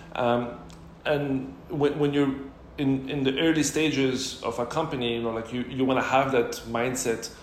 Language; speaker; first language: English; non-native, fluent; Arabic